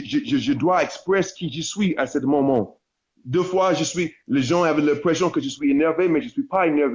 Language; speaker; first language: French; non-native, learner; English